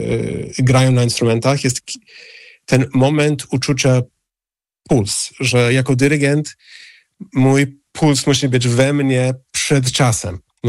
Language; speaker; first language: Polish; non-native, fluent; English